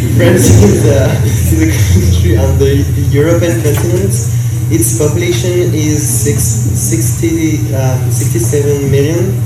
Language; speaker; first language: English; non-native, learner; French